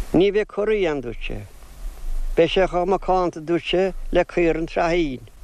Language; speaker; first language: Irish; native; Irish